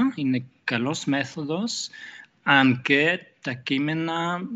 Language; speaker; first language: Greek; non-native, fluent; German